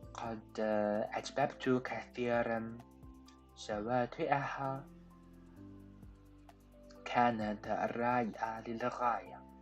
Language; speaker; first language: Arabic; non-native, fluent; Chinese